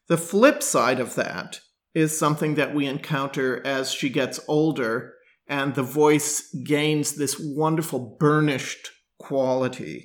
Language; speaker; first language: English; native; English